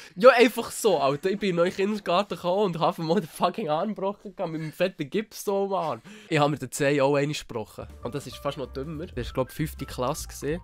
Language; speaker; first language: German; native; German